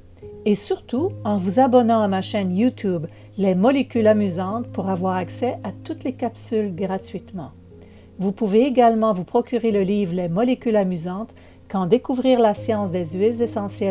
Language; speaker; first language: French; native; French